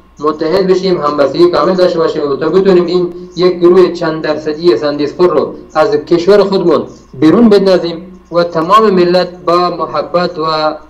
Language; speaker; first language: Persian; non-native, local second language; Baluchi